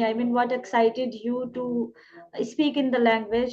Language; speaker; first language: English; non-native, local second language; Hindi